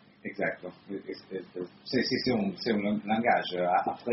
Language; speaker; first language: French; non-native, fluent; Italian